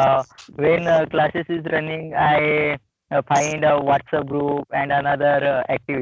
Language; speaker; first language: English; non-native, learner; Marathi